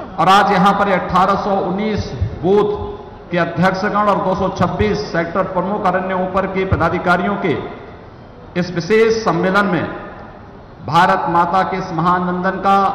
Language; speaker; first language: Hindi; native; Hindi